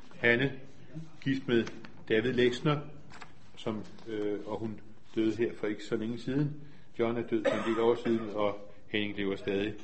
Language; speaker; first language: Danish; native; Danish